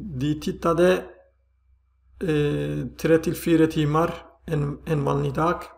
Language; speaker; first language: Swedish; non-native, fluent; Turkish